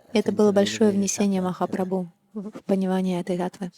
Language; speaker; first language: Russian; native; Russian